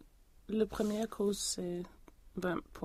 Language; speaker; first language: French; non-native, learner; Swedish